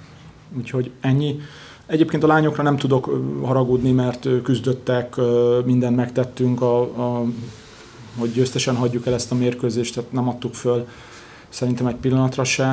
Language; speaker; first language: Hungarian; native; Hungarian